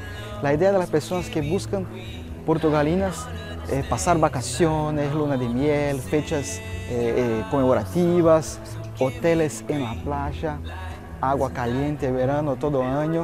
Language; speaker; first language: Spanish; non-native, fluent; Portuguese